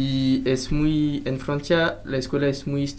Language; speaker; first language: Spanish; non-native, learner; French